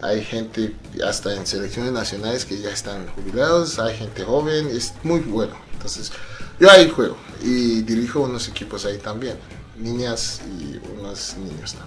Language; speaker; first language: Spanish; non-native, fluent; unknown